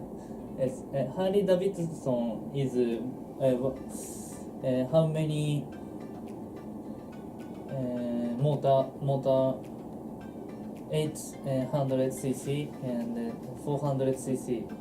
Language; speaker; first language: English; non-native, learner; Japanese